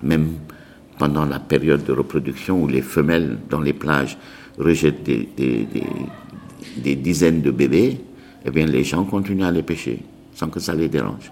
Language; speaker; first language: French; non-native, local second language; Arabic